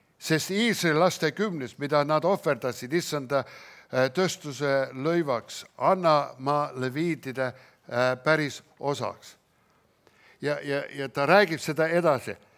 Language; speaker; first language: Estonian; early bilingual, heritage; Estonian